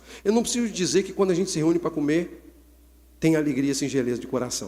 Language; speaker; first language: Portuguese; native; Portuguese